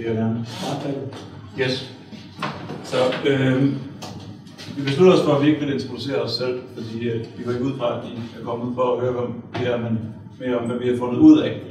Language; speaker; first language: Danish; native; Danish